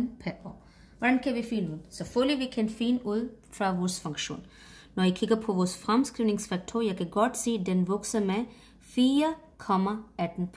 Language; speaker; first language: Danish; non-native, fluent; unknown